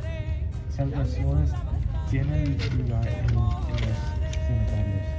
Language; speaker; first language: Spanish; non-native, fluent; English